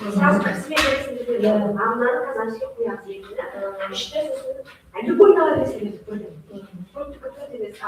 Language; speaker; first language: Russian; non-native, local second language; Kazakh